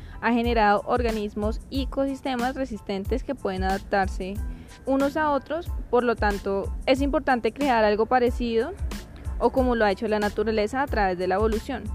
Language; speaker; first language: Spanish; native; Spanish